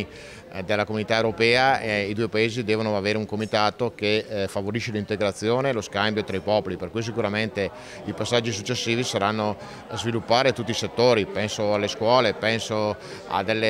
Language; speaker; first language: Italian; native; Italian